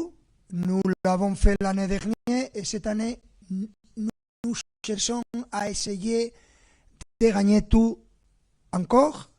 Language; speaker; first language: French; non-native, fluent; Spanish